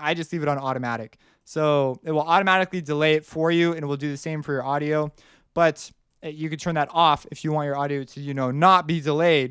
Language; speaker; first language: English; native; English